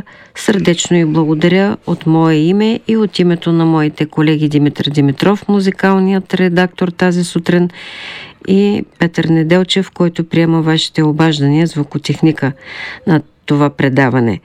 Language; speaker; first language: Bulgarian; native; Bulgarian